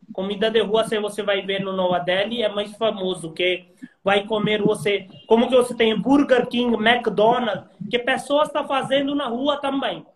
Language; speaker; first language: Portuguese; non-native, learner; Hindi